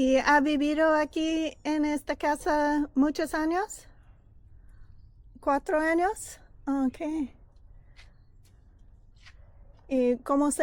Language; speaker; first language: Spanish; non-native, learner; English